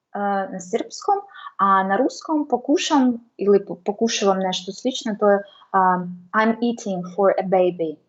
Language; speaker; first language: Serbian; non-native, learner; Russian